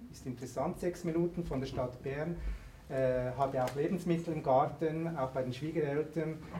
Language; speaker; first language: German; native; German